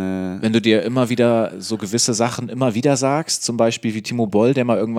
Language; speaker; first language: German; native; German